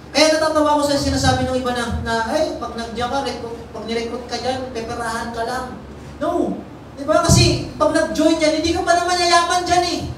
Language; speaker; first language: Filipino; native; Filipino